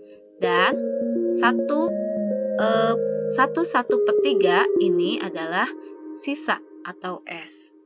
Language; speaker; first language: Indonesian; native; Indonesian